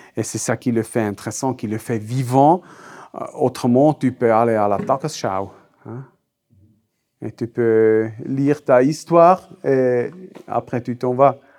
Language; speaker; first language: French; non-native, local second language; Swiss German